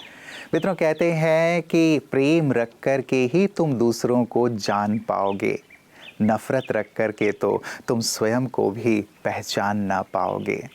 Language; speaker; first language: Hindi; native; Hindi